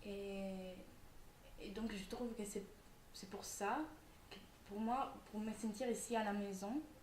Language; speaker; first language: French; non-native, fluent; Italian